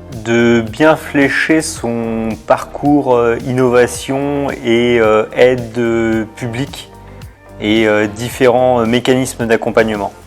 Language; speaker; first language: French; native; French